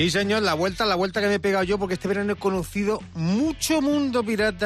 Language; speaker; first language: Spanish; native; Spanish